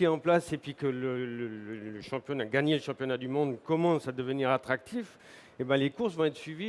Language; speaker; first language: French; native; French